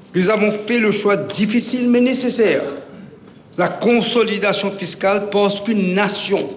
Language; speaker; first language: French; non-native, local second language; Morisyen